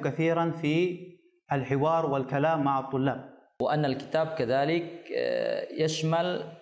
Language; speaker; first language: Arabic; non-native, fluent; Indonesian